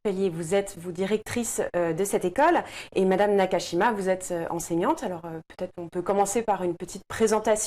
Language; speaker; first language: French; native; French